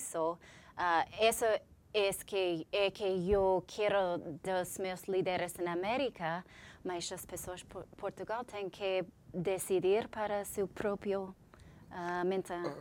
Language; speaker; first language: Portuguese; non-native, learner; English